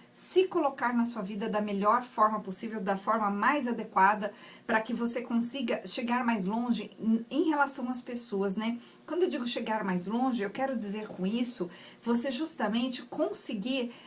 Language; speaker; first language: Portuguese; native; Portuguese